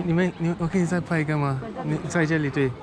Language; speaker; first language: Chinese; non-native, fluent; English